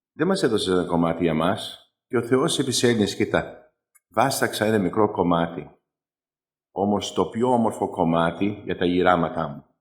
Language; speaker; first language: Greek; early bilingual, heritage; Greek